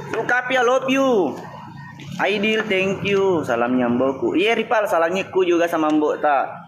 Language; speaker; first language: Indonesian; non-native, local second language; Buginese